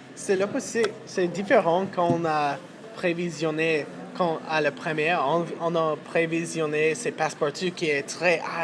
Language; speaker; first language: French; non-native, fluent; English